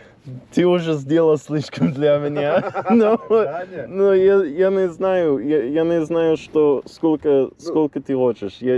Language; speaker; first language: Russian; non-native, learner; English